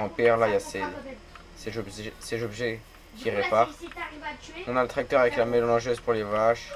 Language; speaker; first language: French; native; French